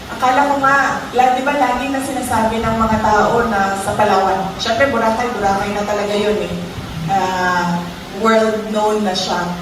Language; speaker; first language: Filipino; non-native, local second language; Cebuano